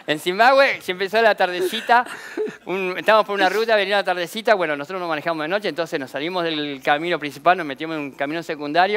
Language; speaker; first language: Spanish; native; Spanish